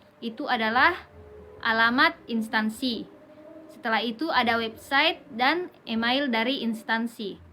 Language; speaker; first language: Indonesian; native; Indonesian